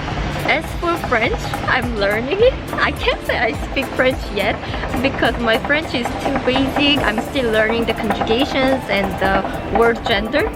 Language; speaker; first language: English; non-native, fluent; Korean